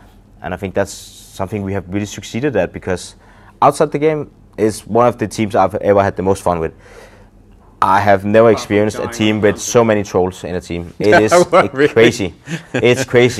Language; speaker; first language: English; non-native, fluent; Danish